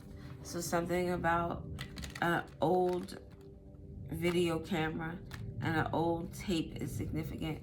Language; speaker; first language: English; native; English